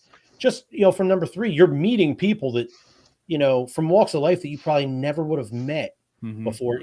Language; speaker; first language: English; native; English